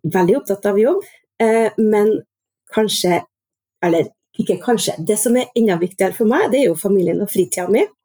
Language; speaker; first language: Norwegian; native; Norwegian